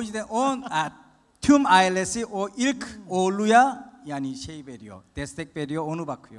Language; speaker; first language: Turkish; non-native, fluent; Korean